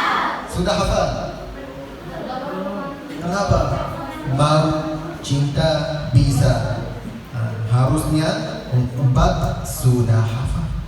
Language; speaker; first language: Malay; non-native, learner; Arabic